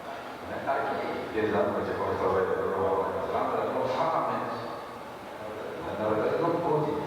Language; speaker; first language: Portuguese; non-native, learner; Japanese